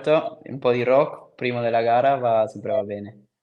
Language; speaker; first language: Italian; non-native, fluent; Swiss German